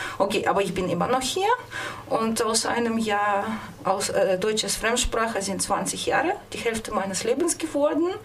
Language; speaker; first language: German; non-native, fluent; Russian